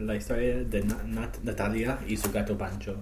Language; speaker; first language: Spanish; non-native, learner; English